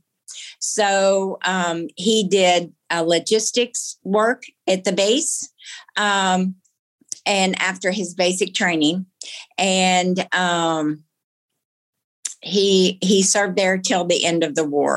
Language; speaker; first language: English; native; English